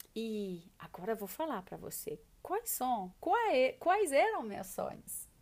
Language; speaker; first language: Portuguese; non-native, fluent; French